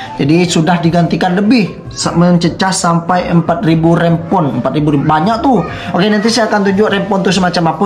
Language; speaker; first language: Malay; non-native, local second language; Madurese